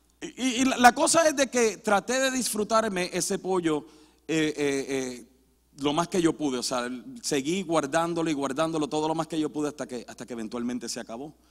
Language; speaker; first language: Spanish; early bilingual, heritage; Spanish